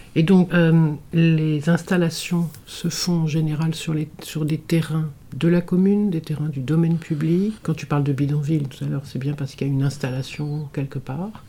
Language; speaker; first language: French; native; French